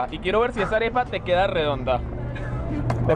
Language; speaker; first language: Spanish; native; Spanish